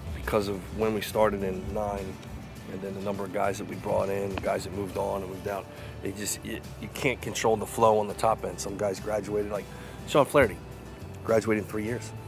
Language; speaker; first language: English; native; English